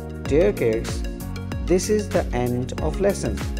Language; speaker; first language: English; non-native, local second language; Urdu